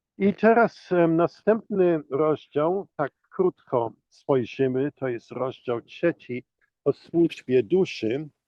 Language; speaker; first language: Polish; early bilingual, heritage; Polish